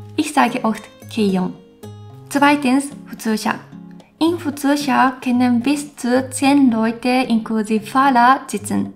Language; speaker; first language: German; non-native, fluent; Japanese